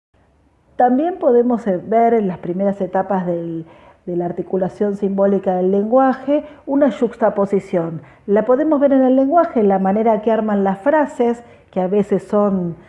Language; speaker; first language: Spanish; native; Spanish